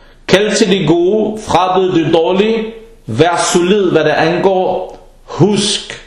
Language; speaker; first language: Danish; early bilingual, other home language; Arabic